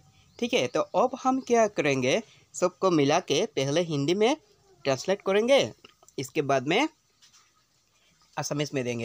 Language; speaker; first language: Hindi; non-native, local second language; Assamese